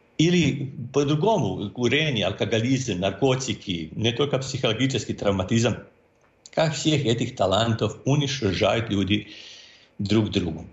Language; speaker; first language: Russian; non-native, fluent; Croatian